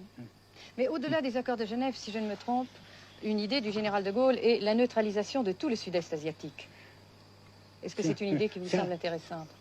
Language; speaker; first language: French; native; French